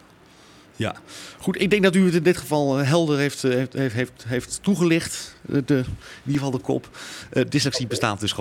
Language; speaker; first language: Dutch; native; Dutch